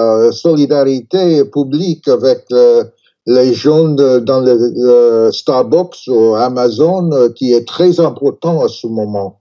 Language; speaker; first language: French; non-native, learner; English